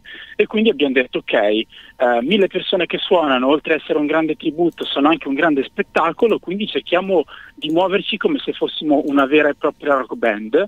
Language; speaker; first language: Italian; native; Italian